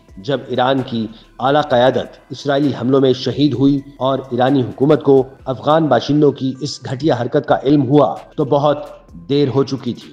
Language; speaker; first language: Urdu; native; Urdu